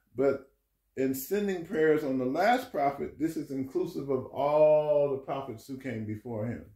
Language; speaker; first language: English; native; English